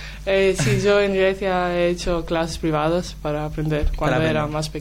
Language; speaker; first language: Spanish; non-native, learner; Greek